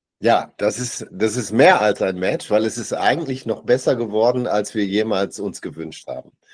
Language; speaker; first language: German; native; German